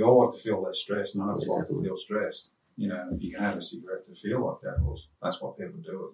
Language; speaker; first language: English; native; English